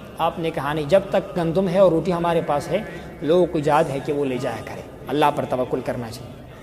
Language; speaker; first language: Urdu; non-native, local second language; Pashto